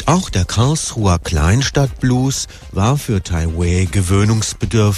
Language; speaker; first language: German; native; German